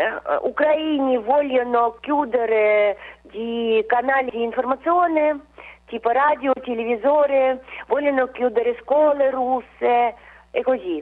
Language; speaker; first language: Italian; non-native, fluent; Russian